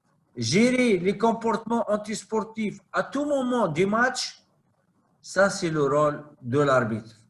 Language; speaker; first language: French; non-native, fluent; Arabic